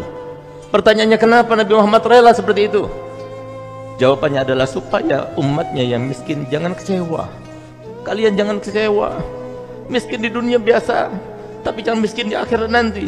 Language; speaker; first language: Indonesian; native; Indonesian